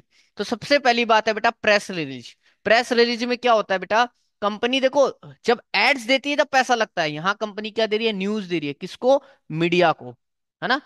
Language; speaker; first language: Hindi; native; Hindi